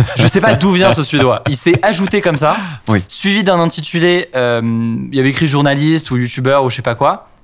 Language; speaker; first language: French; native; French